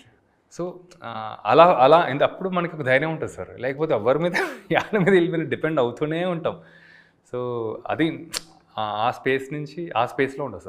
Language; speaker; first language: Telugu; native; Telugu